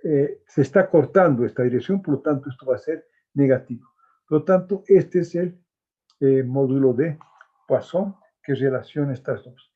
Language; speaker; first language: Spanish; native; Spanish